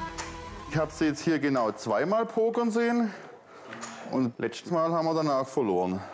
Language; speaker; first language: German; native; German